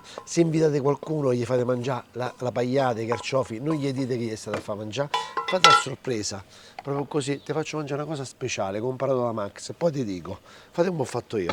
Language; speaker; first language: Italian; native; Italian